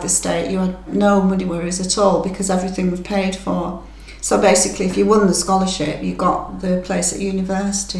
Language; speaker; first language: English; native; English